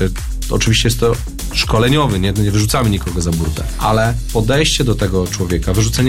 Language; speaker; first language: Polish; native; Polish